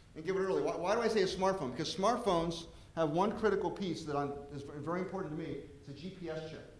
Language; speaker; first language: English; native; English